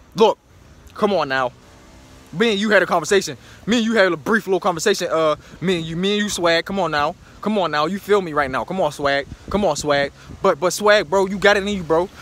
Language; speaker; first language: English; native; English